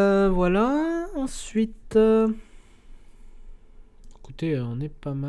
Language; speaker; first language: French; native; French